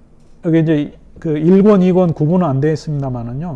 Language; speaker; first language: Korean; native; Korean